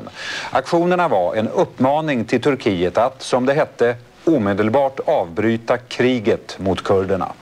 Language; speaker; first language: Swedish; native; Swedish